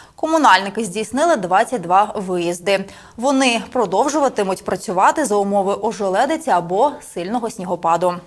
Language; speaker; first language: Ukrainian; native; Ukrainian